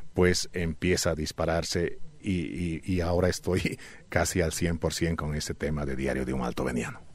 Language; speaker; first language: Spanish; native; Spanish